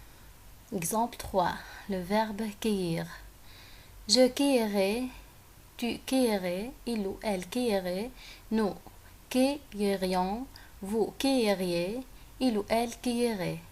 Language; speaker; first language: French; non-native, fluent; Arabic